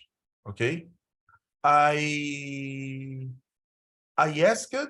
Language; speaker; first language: English; non-native, learner; Portuguese